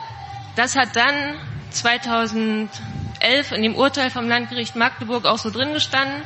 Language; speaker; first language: German; native; German